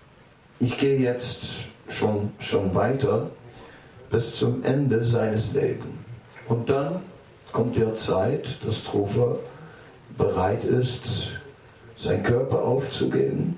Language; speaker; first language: German; non-native, fluent; Dutch